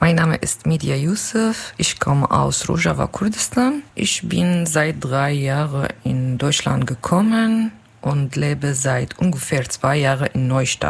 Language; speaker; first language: German; non-native, learner; Kurdish